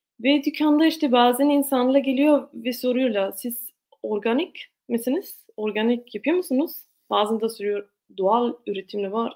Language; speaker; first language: Turkish; non-native, fluent; German